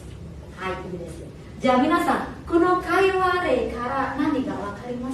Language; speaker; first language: Japanese; non-native, fluent; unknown